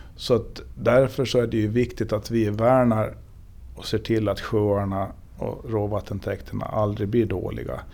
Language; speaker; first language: Swedish; native; Swedish